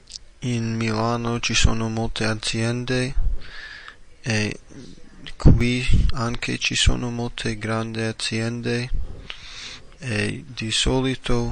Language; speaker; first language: Italian; non-native, learner; English